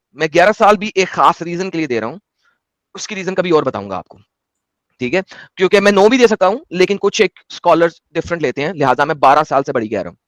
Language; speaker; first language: Hindi; native; Hindi